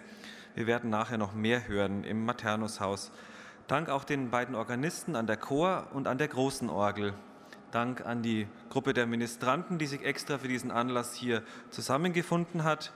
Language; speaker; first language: German; native; German